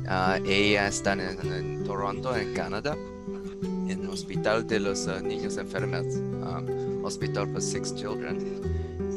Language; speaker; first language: Spanish; non-native, learner; English